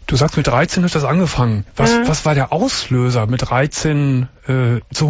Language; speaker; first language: German; native; German